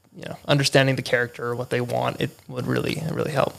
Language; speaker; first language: English; native; English